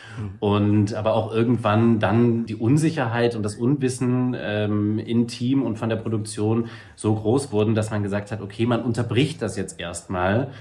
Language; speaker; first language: German; native; German